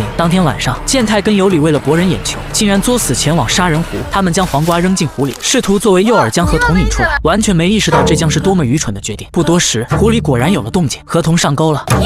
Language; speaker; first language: Chinese; native; Chinese